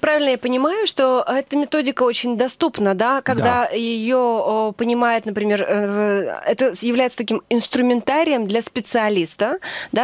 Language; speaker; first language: Russian; native; Russian